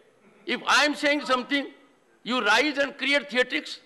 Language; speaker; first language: English; non-native, local second language; Hindi